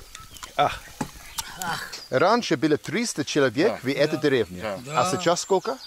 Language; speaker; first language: Russian; non-native, learner; English